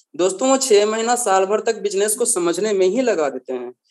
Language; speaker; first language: Hindi; native; Hindi